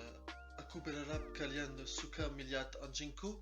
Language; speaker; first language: Indonesian; non-native, learner; French